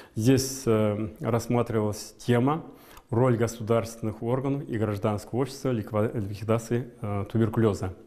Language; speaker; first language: Russian; non-native, local second language; Kazakh